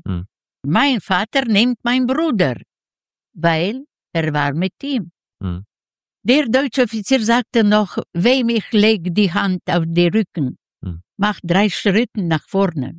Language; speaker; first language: German; non-native, learner; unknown